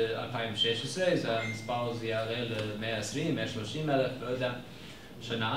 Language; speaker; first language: Hebrew; non-native, fluent; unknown